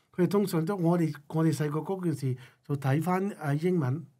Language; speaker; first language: Cantonese; non-native, local second language; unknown